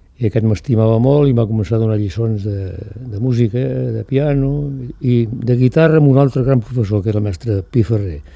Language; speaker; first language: Catalan; non-native, local second language; Spanish